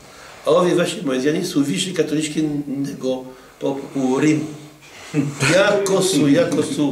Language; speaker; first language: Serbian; non-native, fluent; French